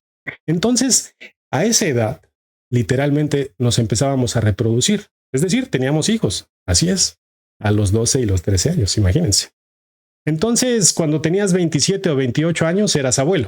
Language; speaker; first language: Spanish; native; Spanish